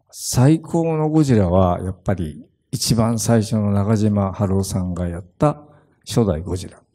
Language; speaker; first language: Japanese; native; Japanese